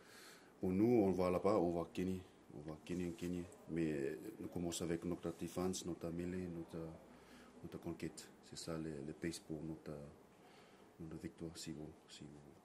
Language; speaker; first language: French; non-native, learner; English